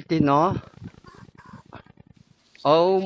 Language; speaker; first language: English; non-native, learner; Chinese